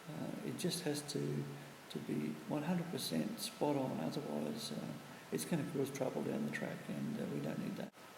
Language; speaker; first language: English; native; English